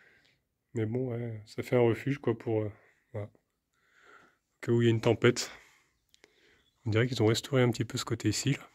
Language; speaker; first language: French; native; French